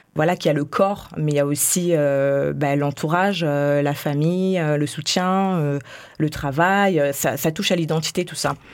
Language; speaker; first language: French; native; French